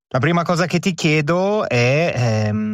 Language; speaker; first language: Italian; native; Italian